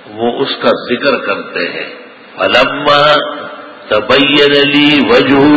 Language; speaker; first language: Urdu; non-native, local second language; Pashto